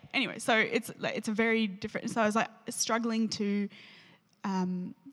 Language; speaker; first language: English; native; English